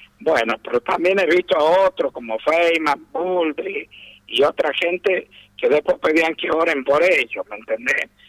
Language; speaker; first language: Spanish; native; Spanish